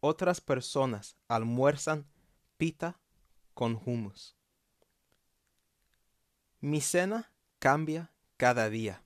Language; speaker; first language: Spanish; non-native, fluent; English